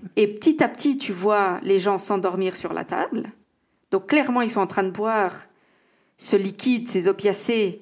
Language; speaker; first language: French; native; French